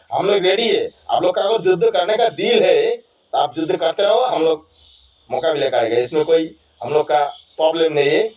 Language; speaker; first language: Hindi; non-native, local second language; Bangla